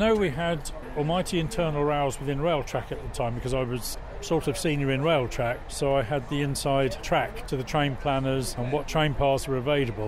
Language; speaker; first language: English; native; English